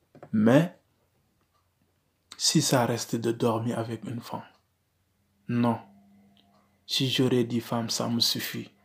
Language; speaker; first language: French; non-native, learner; Wolof